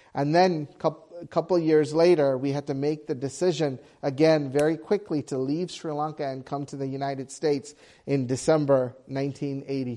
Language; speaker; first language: English; non-native, local second language; Tamil